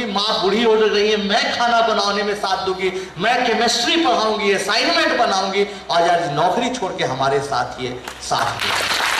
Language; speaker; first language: Hindi; native; Hindi